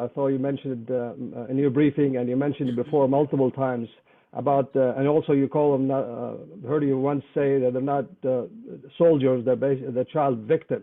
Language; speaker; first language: English; non-native, fluent; Arabic